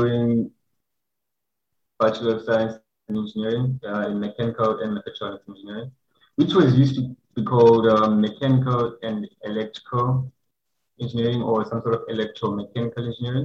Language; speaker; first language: English; non-native, local second language; Xhosa